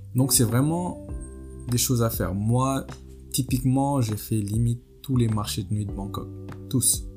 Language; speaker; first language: French; non-native, local second language; Wolof